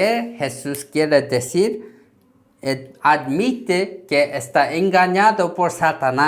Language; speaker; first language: Spanish; non-native, learner; Korean